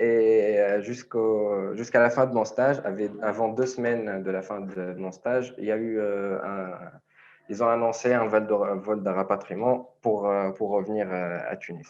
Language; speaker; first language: French; non-native, local second language; Arabic